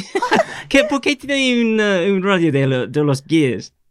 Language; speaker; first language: Spanish; non-native, learner; English